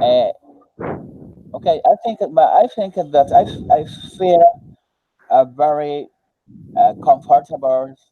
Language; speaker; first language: English; non-native, learner; Spanish